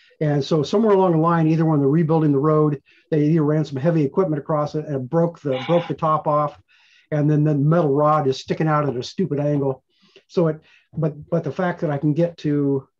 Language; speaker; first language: English; native; English